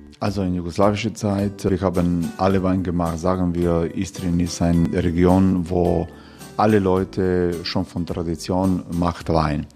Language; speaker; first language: German; non-native, learner; Croatian